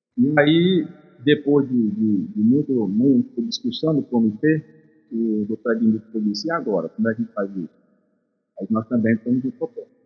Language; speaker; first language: Portuguese; native; Portuguese